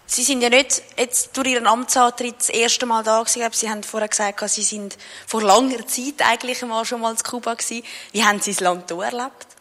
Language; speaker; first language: German; native; German